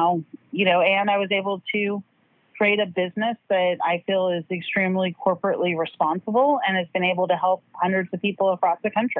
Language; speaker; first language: English; native; English